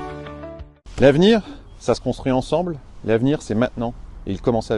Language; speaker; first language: French; native; French